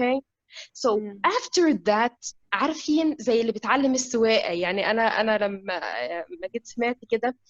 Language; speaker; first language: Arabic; native; Arabic